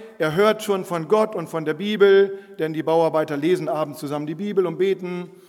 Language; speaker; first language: German; non-native, local second language; Low German